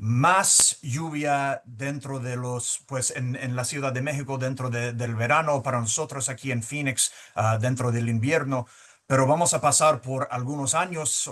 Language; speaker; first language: Spanish; early bilingual, heritage; Spanish